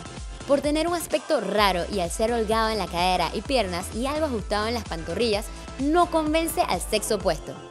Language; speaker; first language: Spanish; native; Spanish